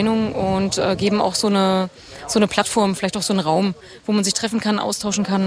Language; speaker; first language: German; native; German